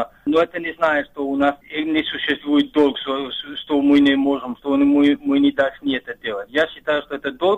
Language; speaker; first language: Russian; non-native, fluent; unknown